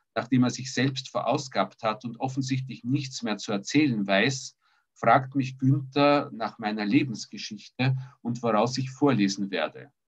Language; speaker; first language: German; early bilingual, other home language; Russian